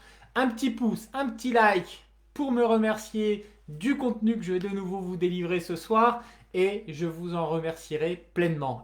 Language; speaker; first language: French; native; French